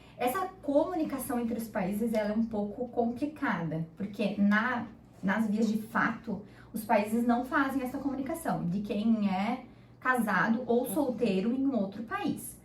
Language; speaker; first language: Portuguese; native; Portuguese